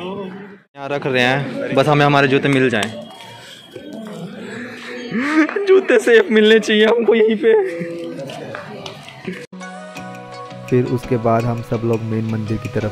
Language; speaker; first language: Hindi; native; Hindi